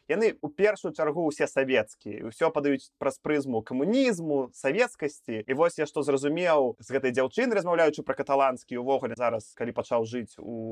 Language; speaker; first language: Belarusian; non-native, local second language; Russian